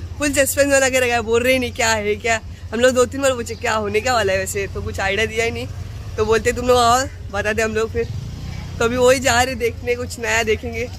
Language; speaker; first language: Hindi; native; Hindi